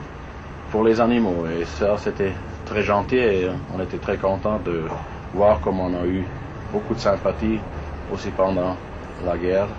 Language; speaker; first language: French; non-native, fluent; German